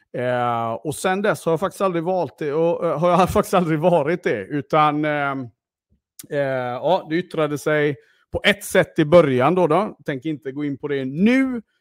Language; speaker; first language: Swedish; early bilingual, other home language; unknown